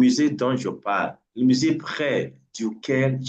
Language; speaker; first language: French; non-native, learner; English